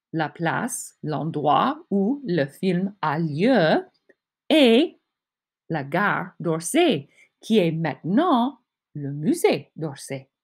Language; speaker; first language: French; non-native, fluent; English